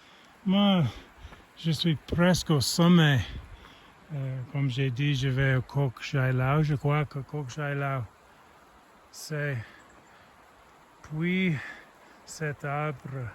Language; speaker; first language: French; non-native, learner; English